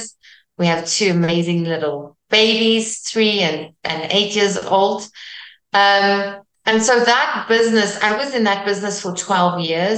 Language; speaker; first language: English; non-native, local second language; Afrikaans